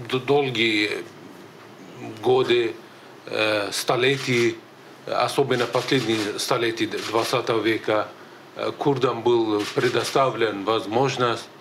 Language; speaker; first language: Russian; native; Russian